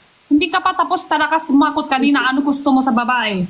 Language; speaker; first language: Filipino; non-native, learner; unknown